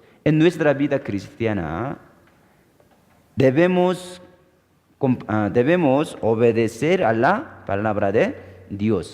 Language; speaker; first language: Spanish; non-native, fluent; Korean